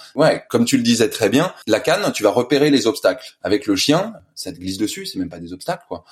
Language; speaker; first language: French; native; French